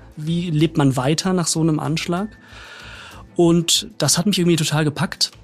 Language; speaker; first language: German; native; German